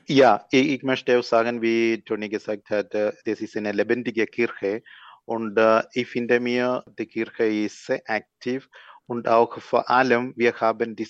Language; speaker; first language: German; non-native, learner; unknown